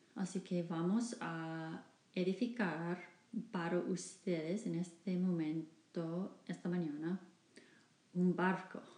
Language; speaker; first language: Spanish; non-native, fluent; English